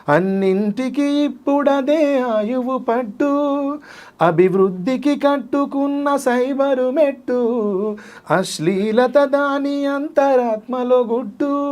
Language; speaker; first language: Telugu; native; Telugu